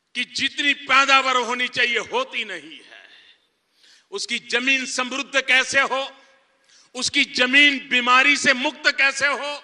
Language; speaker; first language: Hindi; non-native, local second language; Gujarati